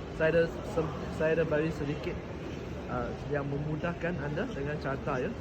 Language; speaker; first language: Malay; non-native, local second language; Chinese